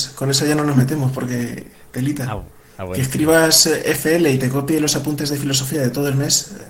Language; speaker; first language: Spanish; native; Spanish